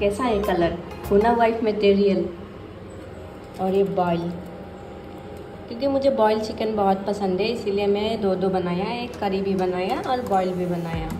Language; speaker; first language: Hindi; non-native, local second language; Assamese